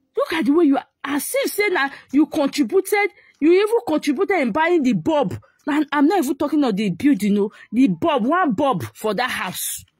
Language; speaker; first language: Nigerian Pidgin; non-native, local second language; Igbo